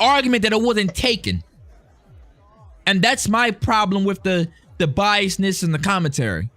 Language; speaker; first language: English; native; English